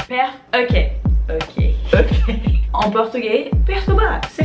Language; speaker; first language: French; non-native, fluent; English